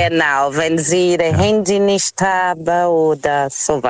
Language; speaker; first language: German; non-native, fluent; Portuguese